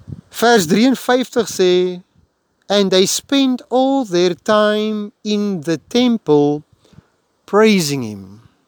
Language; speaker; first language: English; non-native, local second language; Afrikaans